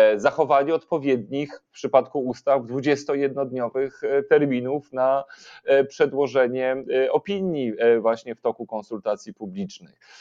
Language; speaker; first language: Polish; native; Polish